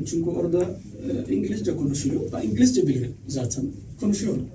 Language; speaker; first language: Turkish; non-native, learner; Somali